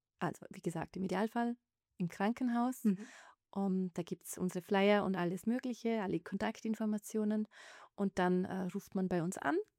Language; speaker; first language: German; native; German